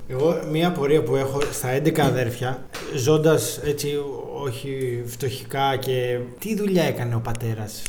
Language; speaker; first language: Greek; native; Greek